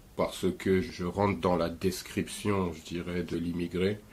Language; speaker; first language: French; native; French